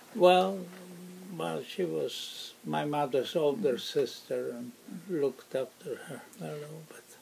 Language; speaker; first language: English; non-native, fluent; Ukrainian